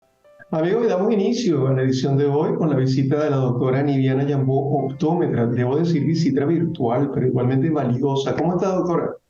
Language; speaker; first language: Spanish; native; Spanish